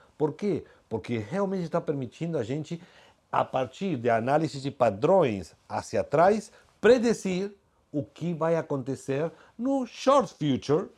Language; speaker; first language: Portuguese; non-native, fluent; Spanish